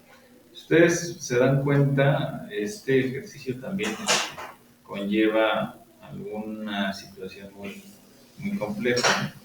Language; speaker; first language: Spanish; native; Spanish